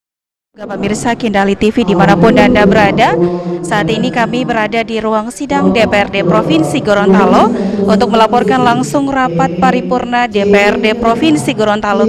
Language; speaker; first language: Indonesian; native; Indonesian